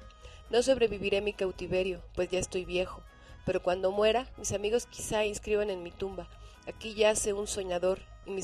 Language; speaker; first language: Spanish; native; Spanish